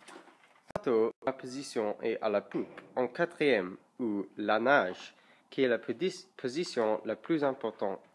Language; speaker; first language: French; non-native, learner; English